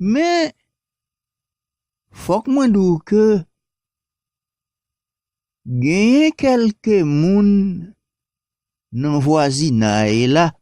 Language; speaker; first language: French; non-native, local second language; Haitian Creole